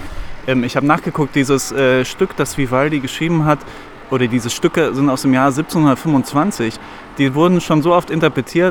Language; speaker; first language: German; native; German